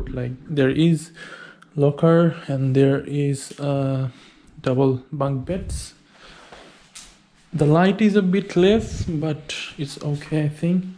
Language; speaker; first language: English; non-native, learner; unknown